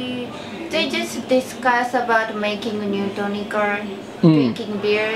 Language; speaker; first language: English; non-native, fluent; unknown